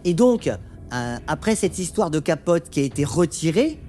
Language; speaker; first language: French; native; French